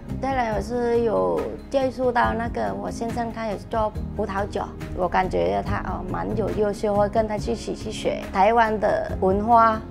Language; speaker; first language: Chinese; non-native, fluent; Vietnamese